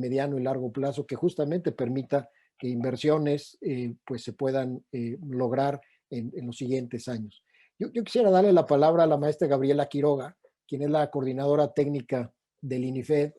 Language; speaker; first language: Spanish; native; Spanish